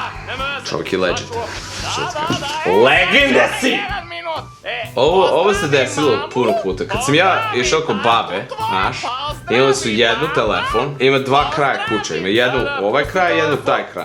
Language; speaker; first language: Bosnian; early bilingual, heritage; English